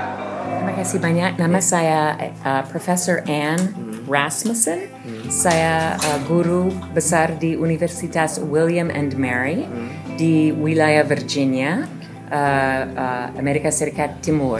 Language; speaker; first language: Indonesian; non-native, learner; English